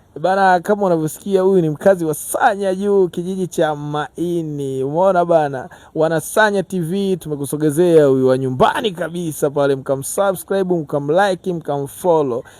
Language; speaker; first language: Swahili; native; Swahili